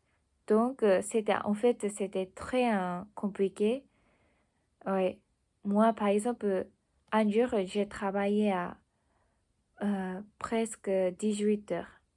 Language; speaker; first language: French; non-native, learner; Japanese